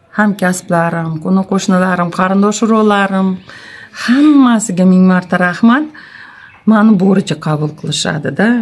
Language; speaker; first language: Uzbek; non-native, local second language; Tatar